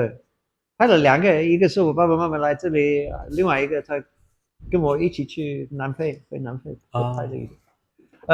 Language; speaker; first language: Chinese; non-native, fluent; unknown